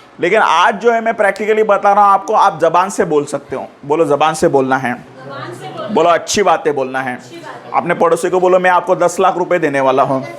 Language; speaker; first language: Hindi; non-native, local second language; Marathi